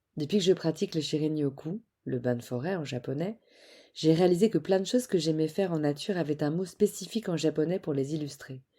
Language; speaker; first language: French; native; French